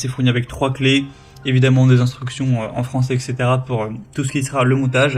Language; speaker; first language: French; native; French